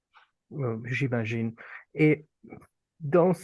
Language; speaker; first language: French; non-native, fluent; Urdu